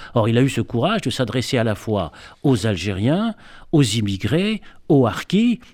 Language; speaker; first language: French; native; French